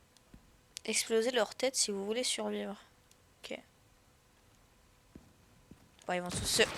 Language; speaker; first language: French; native; French